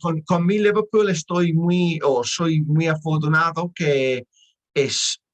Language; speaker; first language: Spanish; non-native, learner; English